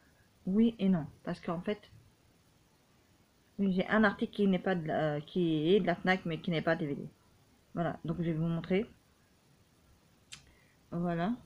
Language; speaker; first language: French; native; French